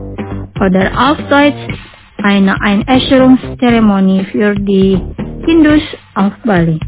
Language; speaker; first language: German; non-native, fluent; Indonesian